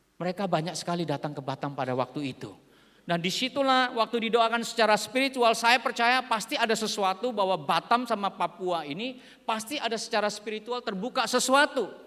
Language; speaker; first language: Indonesian; native; Indonesian